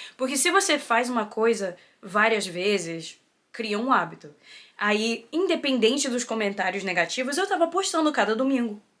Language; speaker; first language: Portuguese; early bilingual, heritage; Portuguese